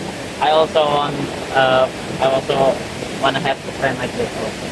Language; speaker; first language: English; non-native, learner; Indonesian